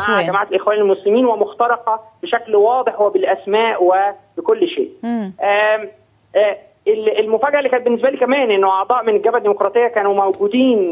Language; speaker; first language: Arabic; native; Arabic